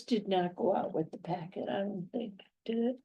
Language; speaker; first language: English; native; English